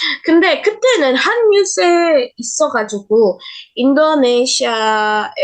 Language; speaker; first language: Korean; non-native, learner; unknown